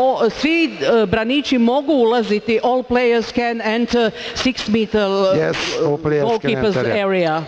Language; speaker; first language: English; non-native, fluent; Croatian